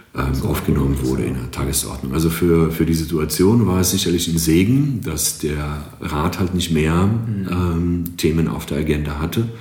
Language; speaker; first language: German; non-native, fluent; Greek